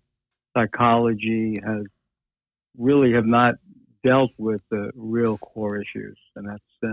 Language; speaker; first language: English; native; English